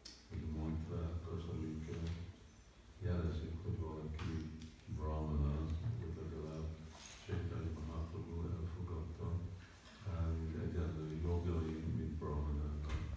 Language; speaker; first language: Hungarian; early bilingual, heritage; Hungarian